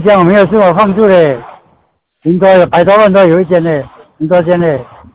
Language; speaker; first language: Chinese; non-native, local second language; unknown